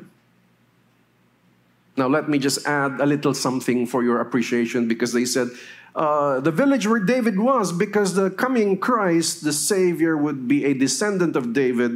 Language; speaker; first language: English; non-native, local second language; Filipino